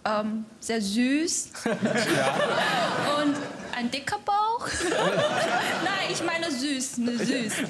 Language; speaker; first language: German; non-native, learner; Chinese